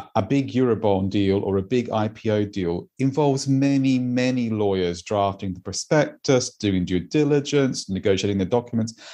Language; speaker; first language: English; native; English